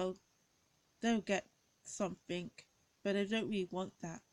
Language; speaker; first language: English; native; English